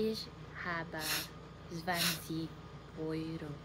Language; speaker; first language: German; non-native, learner; Filipino